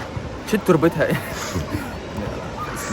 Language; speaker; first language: Arabic; native; Arabic